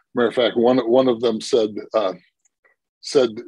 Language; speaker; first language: English; native; English